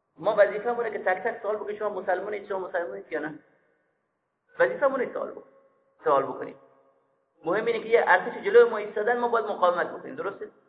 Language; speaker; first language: Persian; native; Persian